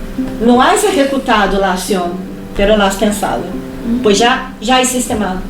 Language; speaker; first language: Spanish; non-native, fluent; Portuguese